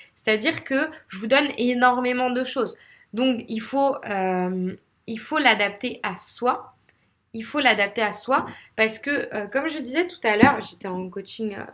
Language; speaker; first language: French; native; French